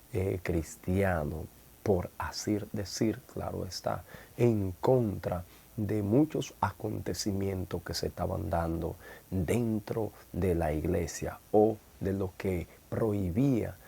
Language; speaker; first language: Spanish; native; Spanish